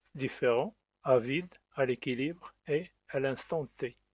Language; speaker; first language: French; non-native, local second language; Arabic